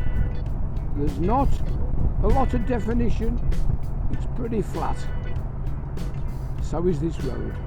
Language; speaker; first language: English; native; English